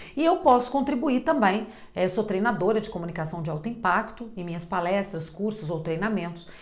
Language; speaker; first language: Portuguese; native; Portuguese